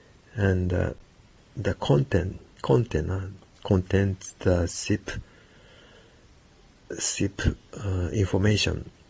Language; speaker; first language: English; non-native, learner; Japanese